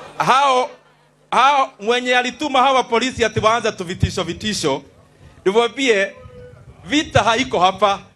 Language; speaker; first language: Swahili; non-native, local second language; Kikuyu